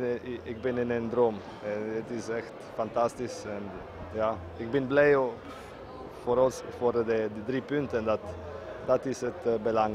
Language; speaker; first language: Dutch; non-native, fluent; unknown